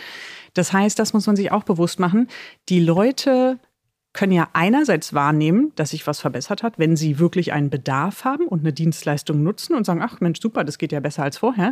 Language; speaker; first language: German; native; German